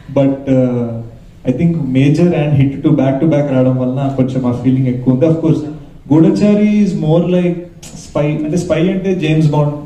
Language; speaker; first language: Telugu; early bilingual, heritage; Telugu